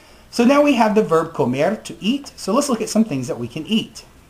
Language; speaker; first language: English; native; English